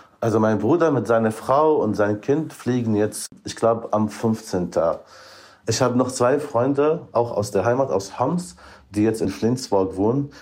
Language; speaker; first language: German; non-native, fluent; Arabic